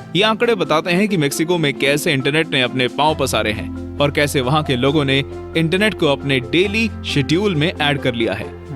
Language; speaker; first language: Hindi; native; Hindi